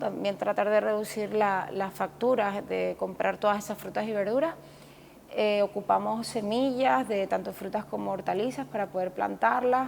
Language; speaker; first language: Spanish; native; Spanish